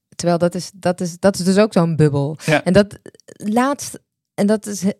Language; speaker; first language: Dutch; native; Dutch